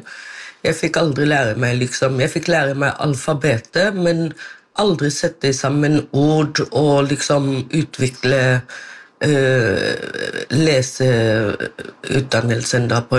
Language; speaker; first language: Norwegian; non-native, local second language; Romany